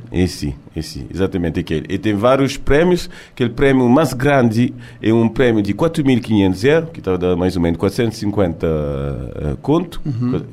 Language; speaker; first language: Portuguese; early bilingual, heritage; French